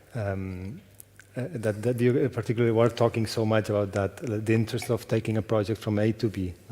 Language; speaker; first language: English; non-native, fluent; Catalan